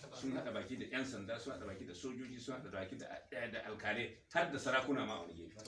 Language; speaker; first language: Hausa; non-native, local second language; Fula